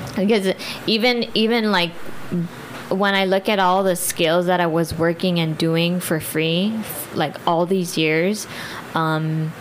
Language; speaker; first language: English; early bilingual, other home language; Filipino